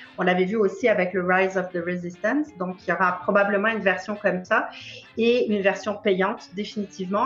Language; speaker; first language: French; native; French